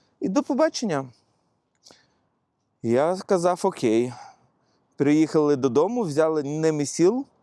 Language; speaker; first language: Ukrainian; non-native, local second language; Russian